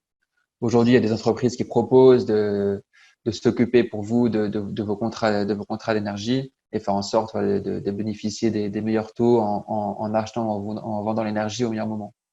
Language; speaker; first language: French; native; French